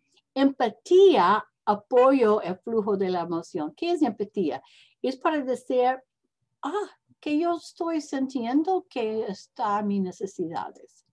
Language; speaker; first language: Spanish; non-native, learner; English